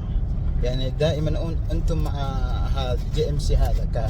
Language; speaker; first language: Arabic; non-native, learner; Indonesian